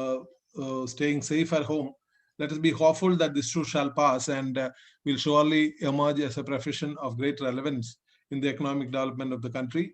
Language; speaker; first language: English; non-native, local second language; Malayalam